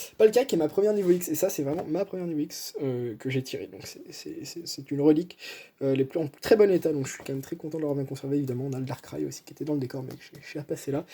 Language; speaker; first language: French; native; French